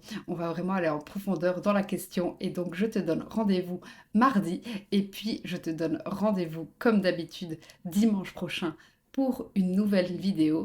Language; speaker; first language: French; native; French